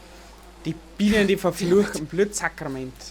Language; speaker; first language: German; native; German